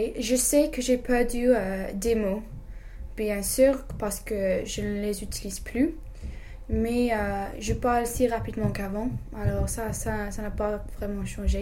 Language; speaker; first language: French; non-native, fluent; English